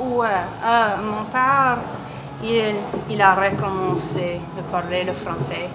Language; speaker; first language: French; non-native, local second language; English